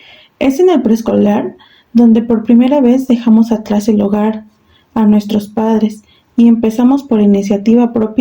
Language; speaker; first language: Spanish; native; Spanish